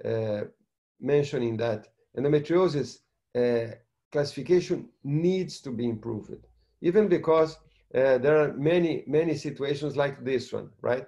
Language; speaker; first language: English; non-native, fluent; Portuguese